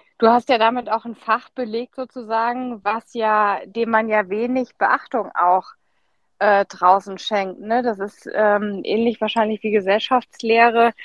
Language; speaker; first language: German; native; German